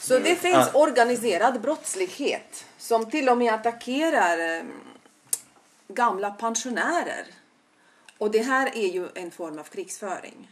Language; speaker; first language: Swedish; non-native, fluent; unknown